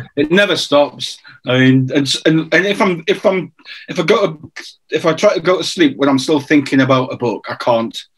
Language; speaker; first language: English; native; English